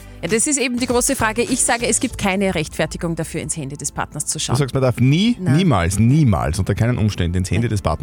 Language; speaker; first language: German; native; German